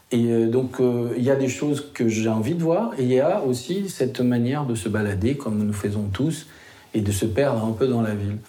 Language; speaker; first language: French; non-native, fluent; Portuguese